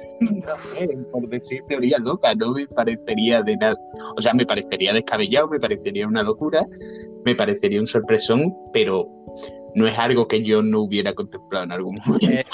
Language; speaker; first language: Spanish; native; Spanish